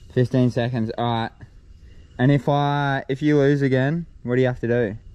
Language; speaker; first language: English; native; English